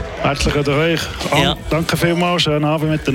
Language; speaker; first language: German; native; German